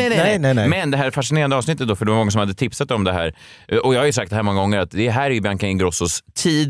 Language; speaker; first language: Swedish; native; Swedish